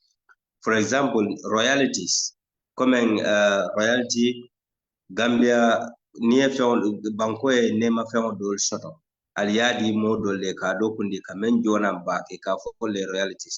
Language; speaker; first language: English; non-native, local second language; Mandingo